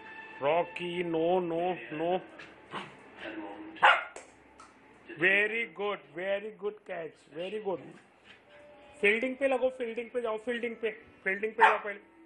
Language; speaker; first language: Hindi; native; Hindi